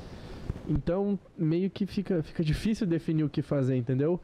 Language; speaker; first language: Portuguese; native; Portuguese